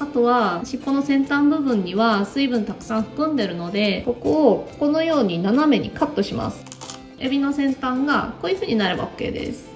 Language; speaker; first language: Japanese; native; Japanese